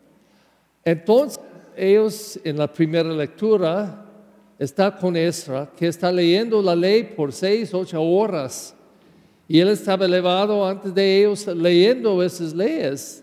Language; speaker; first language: Spanish; non-native, learner; English